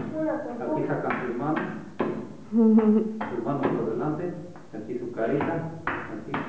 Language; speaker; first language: Spanish; native; Spanish